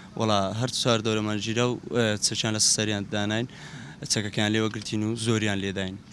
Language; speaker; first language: Central Kurdish; native; Central Kurdish